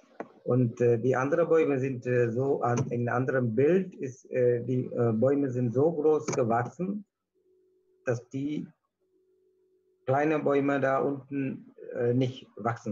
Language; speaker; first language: German; non-native, learner; Tamil